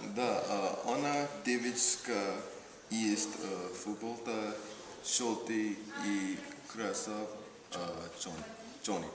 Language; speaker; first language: Russian; non-native, learner; English